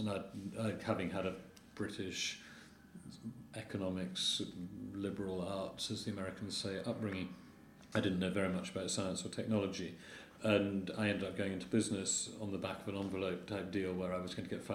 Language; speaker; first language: English; native; English